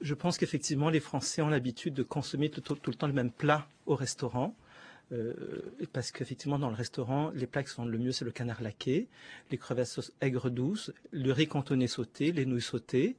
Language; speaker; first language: French; native; French